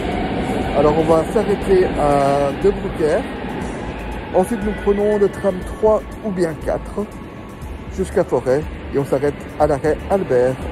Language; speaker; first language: French; native; French